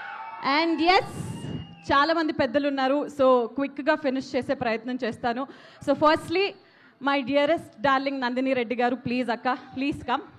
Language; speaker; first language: Telugu; native; Telugu